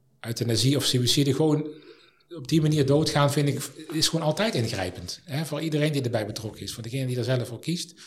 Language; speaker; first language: Dutch; native; Dutch